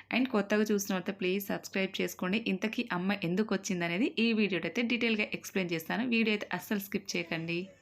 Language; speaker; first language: Telugu; non-native, local second language; Marwari